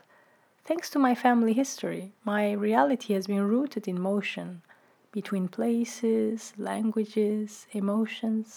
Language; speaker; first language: English; non-native, fluent; Turkish